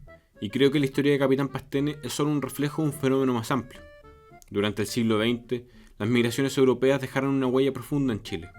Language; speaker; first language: Spanish; native; Spanish